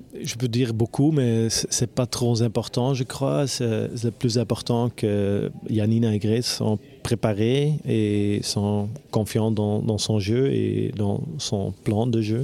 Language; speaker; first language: French; non-native, local second language; Dutch